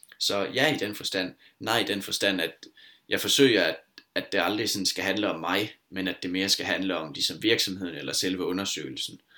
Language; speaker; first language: Danish; native; Danish